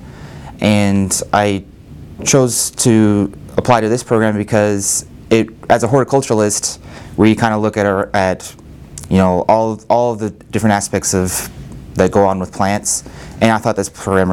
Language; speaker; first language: English; native; English